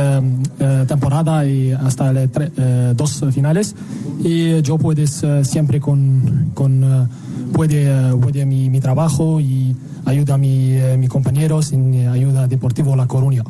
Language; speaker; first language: Spanish; non-native, learner; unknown